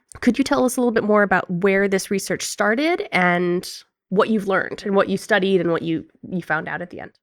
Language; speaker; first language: English; native; English